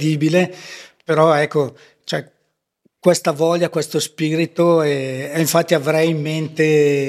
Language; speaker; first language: Italian; native; Italian